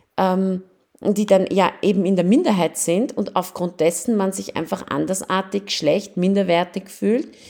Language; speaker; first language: German; early bilingual, other home language; Persian